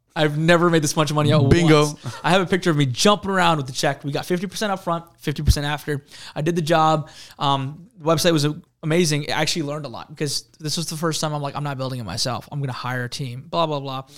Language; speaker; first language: English; early bilingual, other home language; Urdu